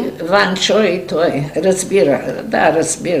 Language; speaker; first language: Bulgarian; early bilingual, heritage; Macedonian